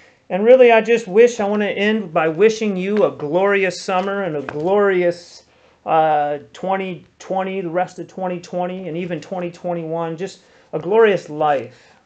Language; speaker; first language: English; native; English